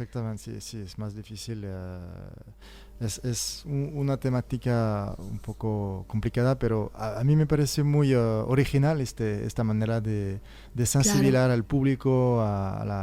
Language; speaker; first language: Spanish; non-native, fluent; French